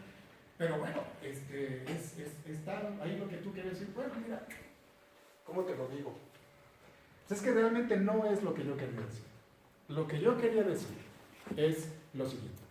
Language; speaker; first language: Spanish; native; Spanish